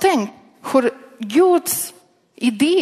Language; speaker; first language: Swedish; non-native, learner; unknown